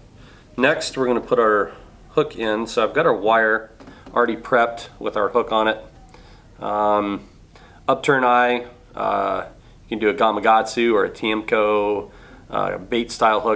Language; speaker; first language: English; native; English